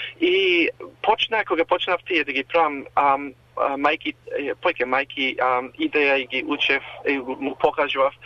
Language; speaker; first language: Macedonian; early bilingual, heritage; Macedonian